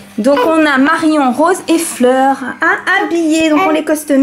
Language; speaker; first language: French; native; French